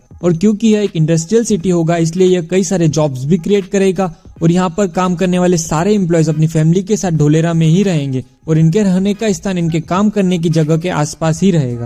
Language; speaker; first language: Hindi; native; Hindi